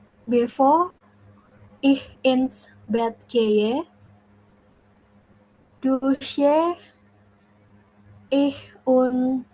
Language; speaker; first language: German; non-native, learner; Indonesian